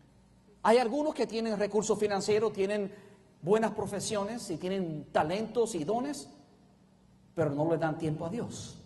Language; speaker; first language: Spanish; native; Spanish